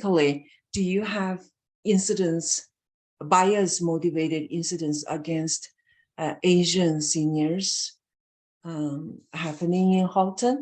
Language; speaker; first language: English; non-native, fluent; Chinese